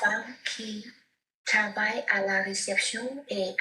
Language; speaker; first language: French; non-native, learner; Vietnamese